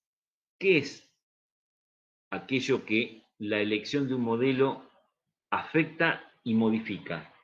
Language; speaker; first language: Spanish; native; Spanish